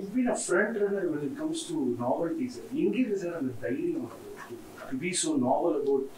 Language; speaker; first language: Tamil; native; Tamil